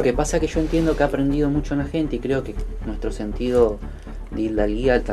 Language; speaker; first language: Spanish; native; Spanish